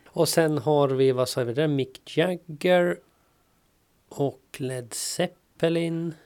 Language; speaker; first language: Swedish; native; Swedish